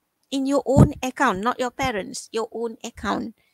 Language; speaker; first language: English; non-native, local second language; Malay